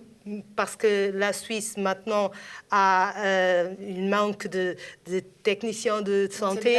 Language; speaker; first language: French; non-native, fluent; Portuguese